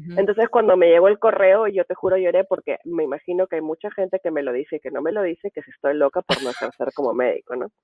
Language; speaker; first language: Spanish; native; Spanish